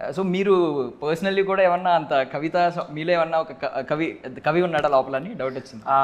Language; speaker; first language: Telugu; native; Telugu